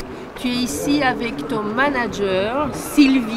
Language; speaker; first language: French; native; French